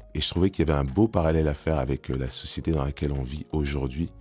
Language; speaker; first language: French; native; French